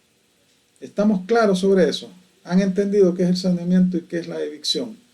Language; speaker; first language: Spanish; native; Spanish